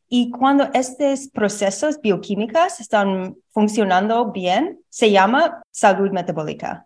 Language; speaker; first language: Spanish; non-native, learner; English